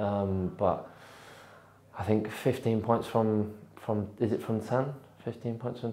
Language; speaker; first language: English; native; English